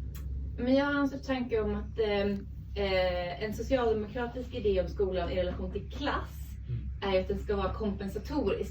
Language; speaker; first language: Swedish; native; Swedish